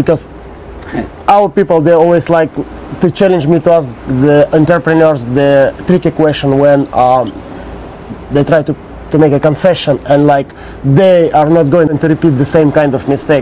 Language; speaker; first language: English; non-native, fluent; Russian